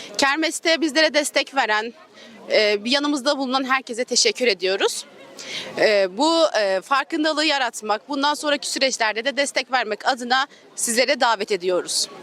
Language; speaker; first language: Turkish; native; Turkish